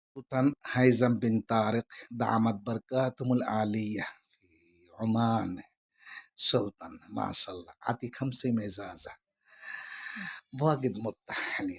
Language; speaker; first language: Arabic; non-native, learner; Bangla